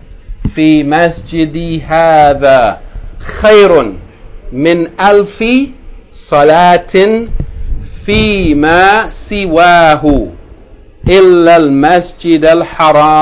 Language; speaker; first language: Arabic; non-native, fluent; English